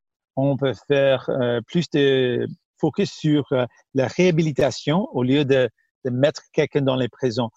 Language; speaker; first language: French; non-native, local second language; Punjabi